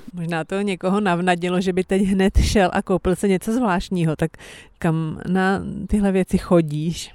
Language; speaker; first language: Czech; native; Czech